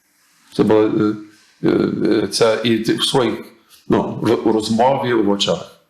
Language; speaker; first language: Ukrainian; early bilingual, heritage; English